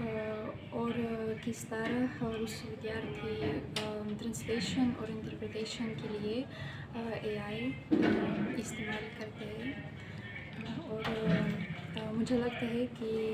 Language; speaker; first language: Hindi; non-native, learner; Russian